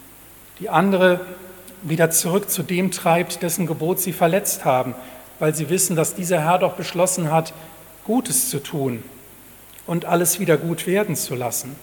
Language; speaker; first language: German; native; German